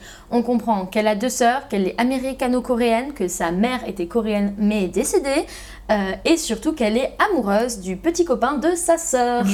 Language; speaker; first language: French; native; French